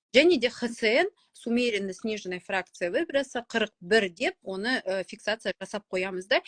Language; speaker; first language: Russian; non-native, local second language; Kazakh